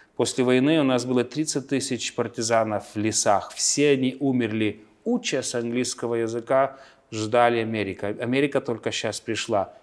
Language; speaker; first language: Russian; non-native, local second language; Lithuanian